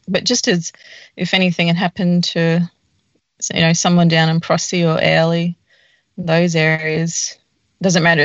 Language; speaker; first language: English; native; English